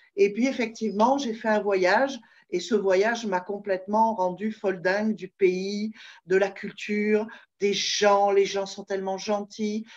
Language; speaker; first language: French; native; French